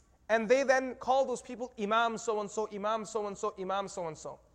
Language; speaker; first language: English; native; English